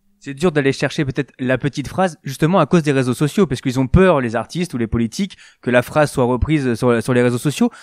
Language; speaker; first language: French; native; French